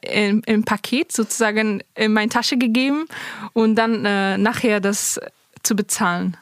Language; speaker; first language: German; non-native, fluent; Persian